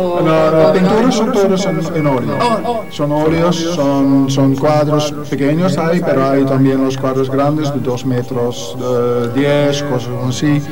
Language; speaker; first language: Spanish; non-native, learner; Dutch